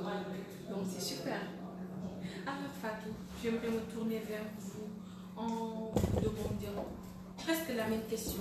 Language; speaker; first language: French; non-native, local second language; Wolof